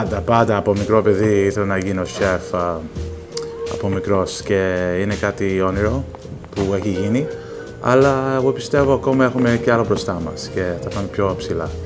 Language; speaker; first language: Greek; early bilingual, heritage; Greek